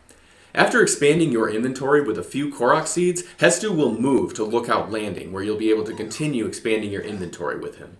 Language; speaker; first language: English; native; English